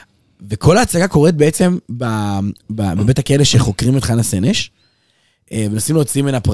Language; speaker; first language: Hebrew; native; Hebrew